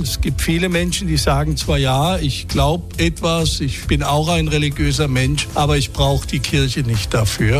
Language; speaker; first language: German; native; German